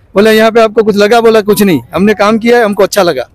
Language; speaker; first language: Hindi; non-native, local second language; Gujarati